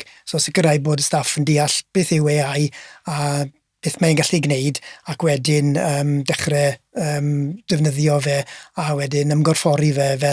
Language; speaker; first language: Welsh; native; Welsh